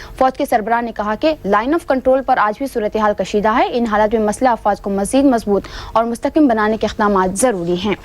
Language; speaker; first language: Urdu; native; Urdu